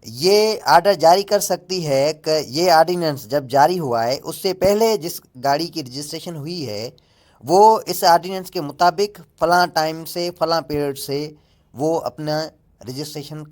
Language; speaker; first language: Urdu; native; Urdu